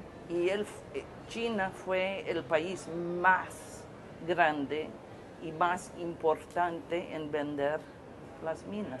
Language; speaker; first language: Spanish; non-native, fluent; English